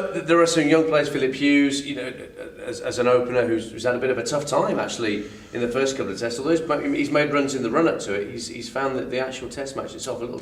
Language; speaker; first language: English; native; English